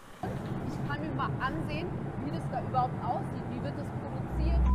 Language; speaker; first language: German; native; German